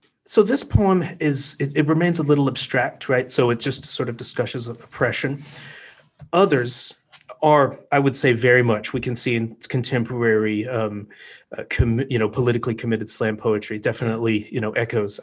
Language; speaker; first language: English; native; English